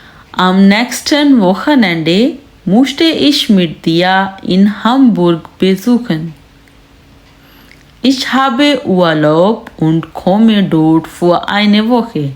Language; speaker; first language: German; non-native, learner; Urdu